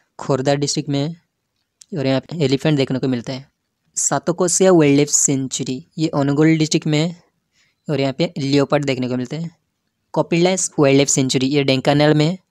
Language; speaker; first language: Hindi; non-native, local second language; Odia